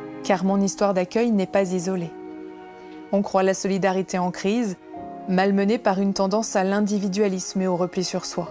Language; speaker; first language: French; native; French